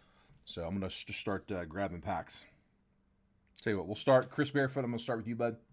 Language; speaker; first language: English; native; English